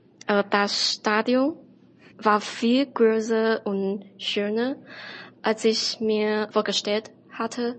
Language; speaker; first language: German; non-native, learner; Chinese